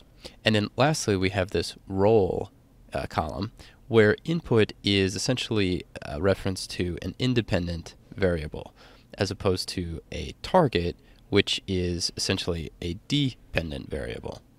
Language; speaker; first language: English; native; English